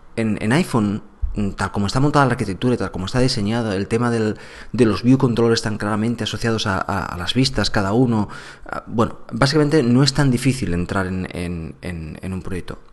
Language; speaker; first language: Spanish; native; Spanish